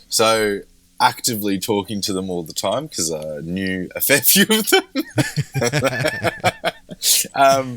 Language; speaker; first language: English; native; English